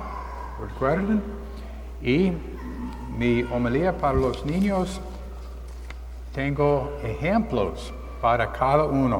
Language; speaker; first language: Spanish; non-native, learner; English